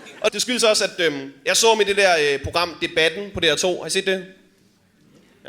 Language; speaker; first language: Danish; native; Danish